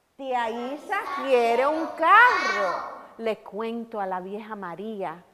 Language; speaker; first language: Spanish; early bilingual, heritage; Spanish